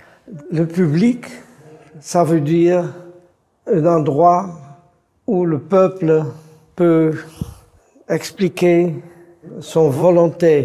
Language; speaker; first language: French; non-native, fluent; Dutch